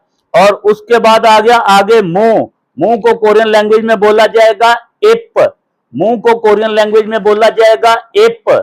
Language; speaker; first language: Hindi; non-native, local second language; Punjabi